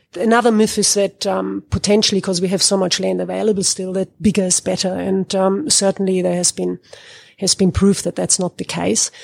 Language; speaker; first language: English; non-native, fluent; German